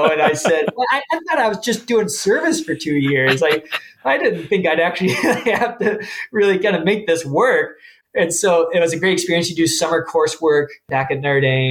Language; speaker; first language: English; native; English